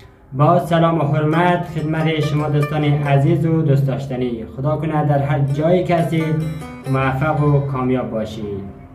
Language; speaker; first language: Persian; native; Persian